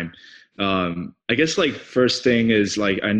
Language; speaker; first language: English; non-native, fluent; Chinese